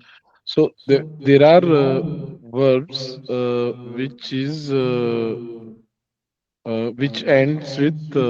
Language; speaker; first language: English; non-native, local second language; Hindi